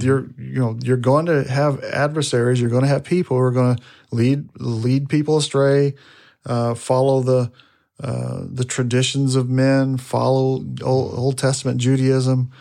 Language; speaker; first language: English; native; English